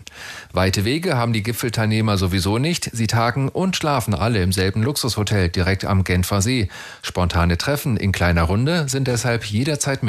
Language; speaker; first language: German; native; German